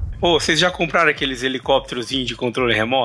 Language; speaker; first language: Portuguese; native; Portuguese